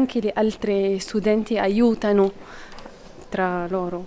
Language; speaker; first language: Italian; non-native, fluent; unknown